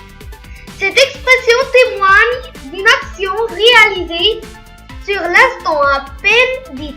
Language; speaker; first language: French; non-native, local second language; Arabic